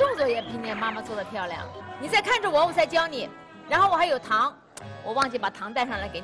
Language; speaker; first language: Chinese; native; Chinese